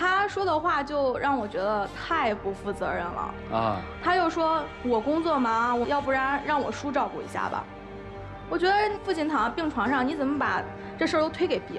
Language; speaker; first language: Chinese; native; Chinese